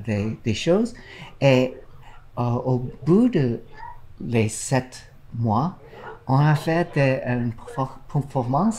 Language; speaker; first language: French; non-native, learner; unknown